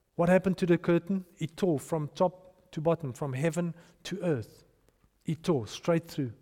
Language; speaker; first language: English; non-native, local second language; Afrikaans